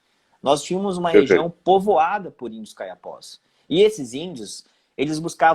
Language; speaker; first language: Portuguese; native; Portuguese